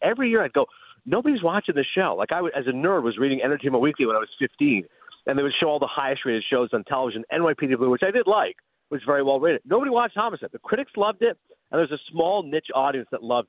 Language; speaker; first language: English; native; English